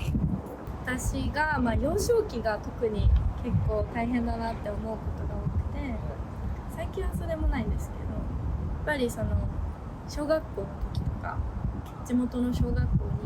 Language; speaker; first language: Japanese; native; Japanese